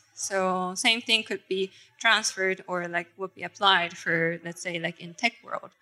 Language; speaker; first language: English; non-native, fluent; Japanese